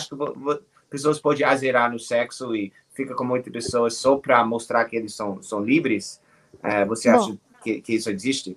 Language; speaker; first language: Portuguese; non-native, learner; English